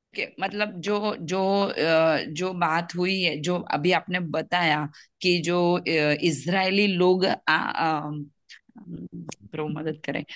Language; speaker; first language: Hindi; non-native, local second language; Gujarati